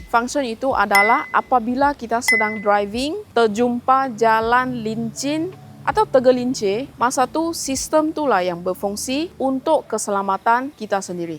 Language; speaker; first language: Malay; native; Malay